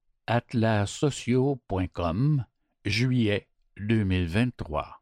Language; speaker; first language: French; native; French